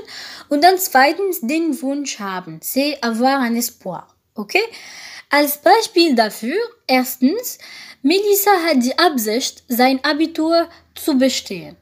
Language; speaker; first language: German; non-native, fluent; French